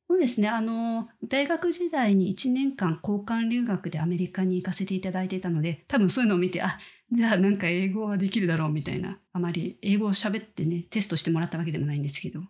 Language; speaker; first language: Japanese; native; Japanese